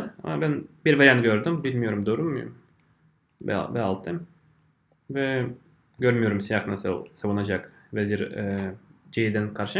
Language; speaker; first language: Turkish; non-native, fluent; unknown